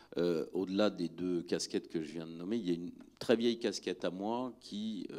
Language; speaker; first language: French; native; French